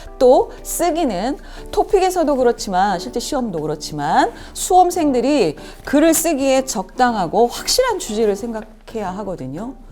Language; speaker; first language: Korean; native; Korean